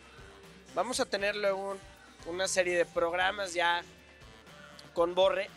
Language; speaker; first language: Spanish; native; Spanish